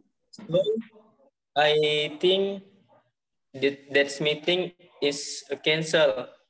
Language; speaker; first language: English; non-native, learner; Indonesian